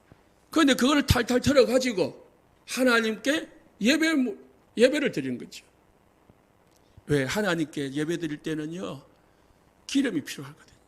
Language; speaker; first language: Korean; native; Korean